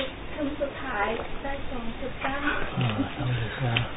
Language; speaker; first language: Thai; non-native, fluent; Chinese